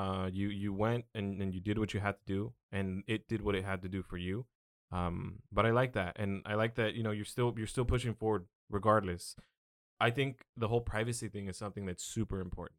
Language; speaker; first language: English; early bilingual, other home language; Spanish